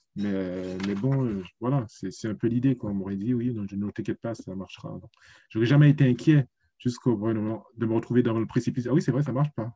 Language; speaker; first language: French; native; French